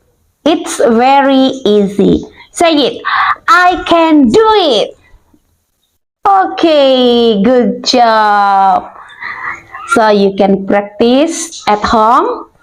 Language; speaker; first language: English; non-native, learner; Indonesian